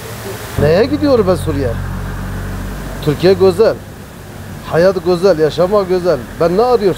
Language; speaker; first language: Turkish; non-native, learner; Arabic